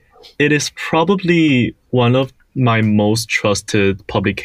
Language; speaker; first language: English; non-native, fluent; Chinese